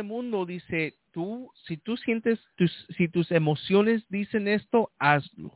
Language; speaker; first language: Spanish; early bilingual, heritage; Spanish